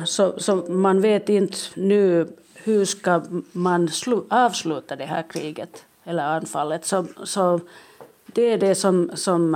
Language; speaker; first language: Swedish; non-native, local second language; Finnish